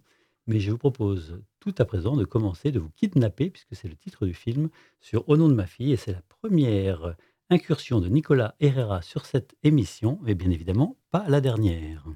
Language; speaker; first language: French; native; French